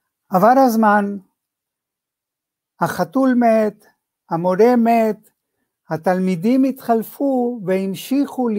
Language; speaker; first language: Hebrew; non-native, fluent; Spanish